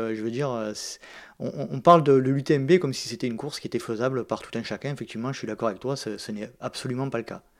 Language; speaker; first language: French; native; French